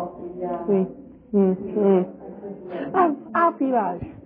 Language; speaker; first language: French; non-native, learner; English